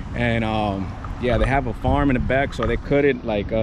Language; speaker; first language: English; early bilingual, other home language; Spanish